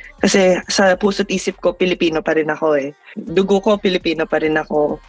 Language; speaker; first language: Filipino; native; Filipino